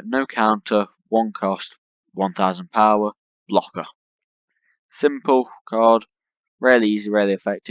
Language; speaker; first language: English; native; English